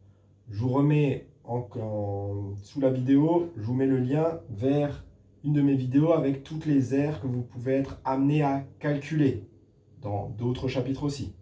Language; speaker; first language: French; native; French